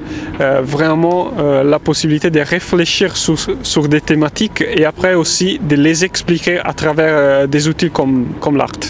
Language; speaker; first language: French; non-native, fluent; Italian